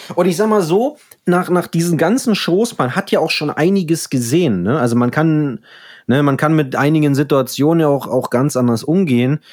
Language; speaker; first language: German; native; German